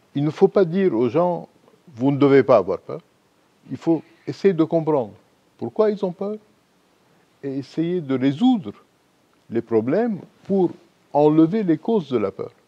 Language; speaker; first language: French; non-native, local second language; Arabic